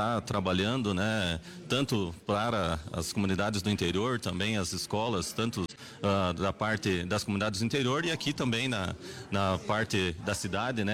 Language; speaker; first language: Portuguese; native; Portuguese